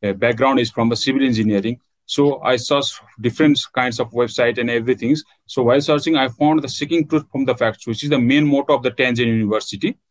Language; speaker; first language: English; non-native, local second language; Nepali